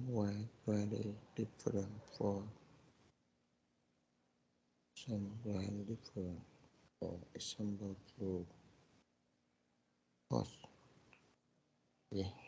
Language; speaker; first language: English; non-native, learner; Vietnamese